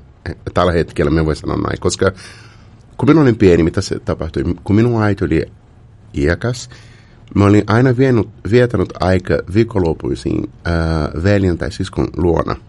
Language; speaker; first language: Finnish; non-native, fluent; Portuguese